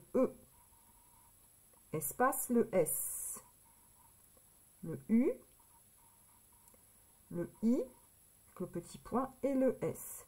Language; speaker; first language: French; native; French